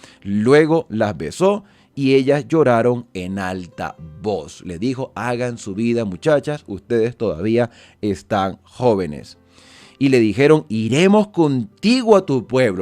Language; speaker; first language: Spanish; native; Spanish